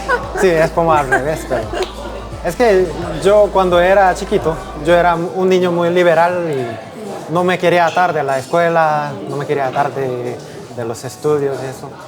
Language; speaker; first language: Spanish; non-native, fluent; Korean